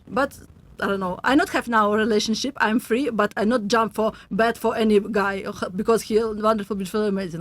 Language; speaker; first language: English; non-native, learner; Russian